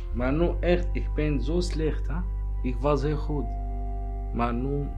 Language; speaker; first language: Dutch; non-native, learner; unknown